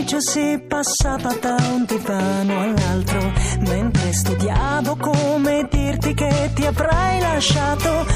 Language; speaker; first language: Italian; native; Italian